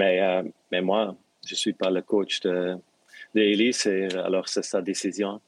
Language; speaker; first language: French; non-native, local second language; Dutch